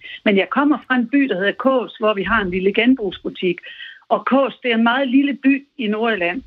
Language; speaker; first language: Danish; native; Danish